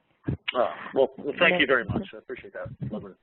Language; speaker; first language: English; native; English